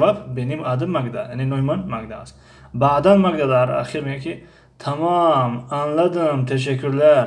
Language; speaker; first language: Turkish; non-native, fluent; Tajik